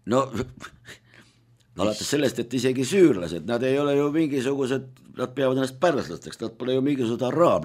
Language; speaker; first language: Estonian; native; Estonian